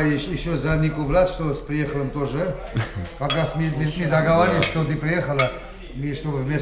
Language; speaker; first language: Russian; non-native, local second language; Armenian